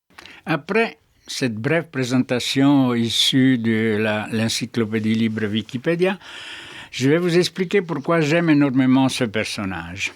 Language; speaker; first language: French; native; French